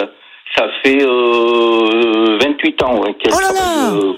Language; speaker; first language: French; native; French